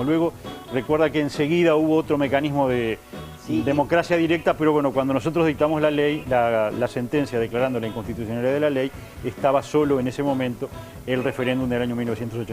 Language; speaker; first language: Spanish; native; Spanish